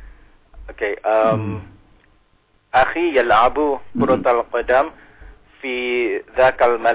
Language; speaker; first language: Arabic; non-native, learner; Indonesian